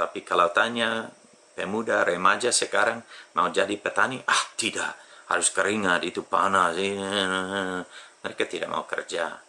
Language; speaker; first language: Indonesian; non-native, fluent; English